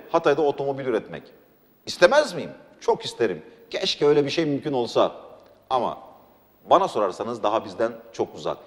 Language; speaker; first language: Turkish; non-native, local second language; Arabic